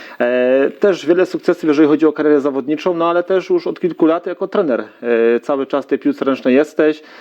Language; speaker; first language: Polish; native; Polish